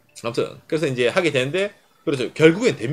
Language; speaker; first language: Korean; native; Korean